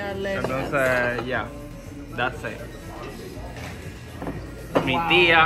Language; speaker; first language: Spanish; native; Spanish